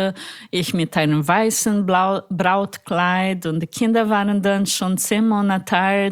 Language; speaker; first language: German; non-native, fluent; Portuguese